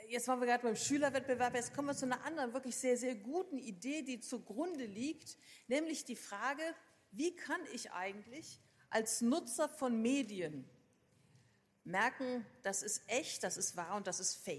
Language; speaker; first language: German; native; German